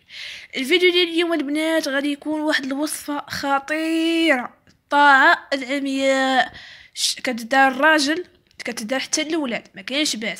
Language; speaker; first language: Arabic; native; Arabic